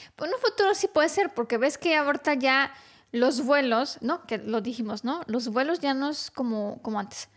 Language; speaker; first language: Spanish; non-native, fluent; Romanian